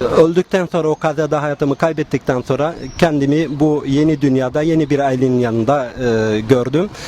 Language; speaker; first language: Turkish; non-native, local second language; Arabic